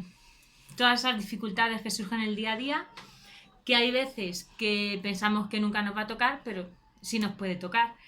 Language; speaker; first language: Spanish; native; Spanish